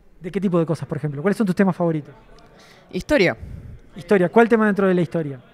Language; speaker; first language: Spanish; native; Spanish